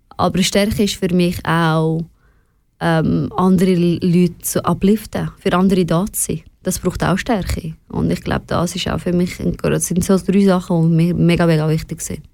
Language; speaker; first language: German; early bilingual, other home language; Persian